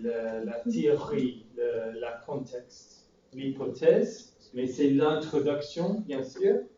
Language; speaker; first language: French; non-native, fluent; English